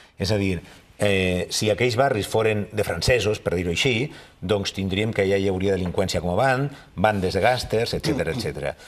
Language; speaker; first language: Catalan; native; Catalan